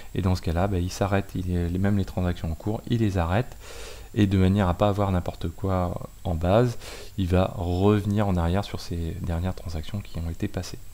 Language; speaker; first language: French; native; French